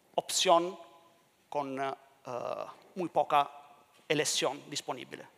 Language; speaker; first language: Spanish; non-native, learner; Italian